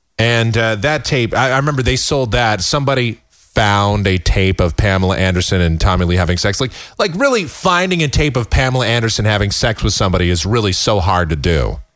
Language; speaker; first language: English; native; English